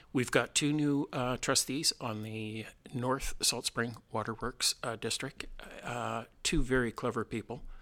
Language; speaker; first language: English; native; English